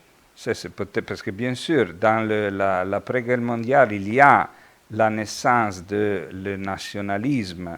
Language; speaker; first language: French; non-native, fluent; Italian